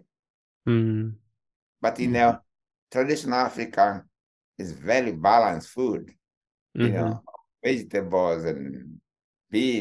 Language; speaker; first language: English; non-native, local second language; Kikuyu